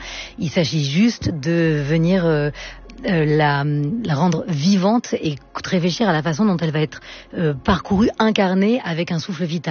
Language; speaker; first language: French; native; French